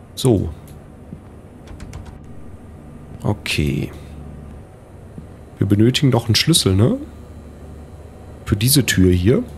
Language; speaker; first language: German; native; German